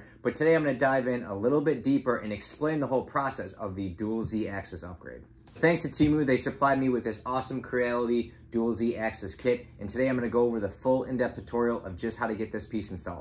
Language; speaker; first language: English; native; English